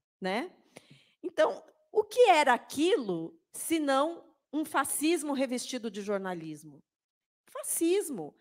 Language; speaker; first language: Portuguese; native; Portuguese